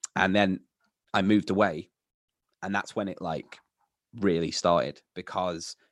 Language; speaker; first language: English; native; English